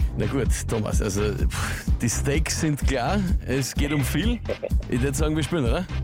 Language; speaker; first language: German; native; German